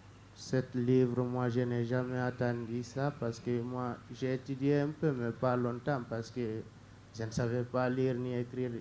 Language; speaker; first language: French; non-native, learner; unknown